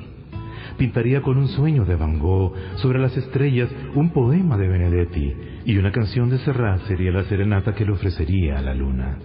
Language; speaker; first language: Spanish; native; Spanish